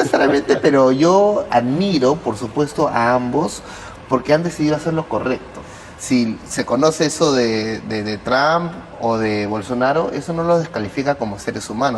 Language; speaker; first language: Spanish; native; Spanish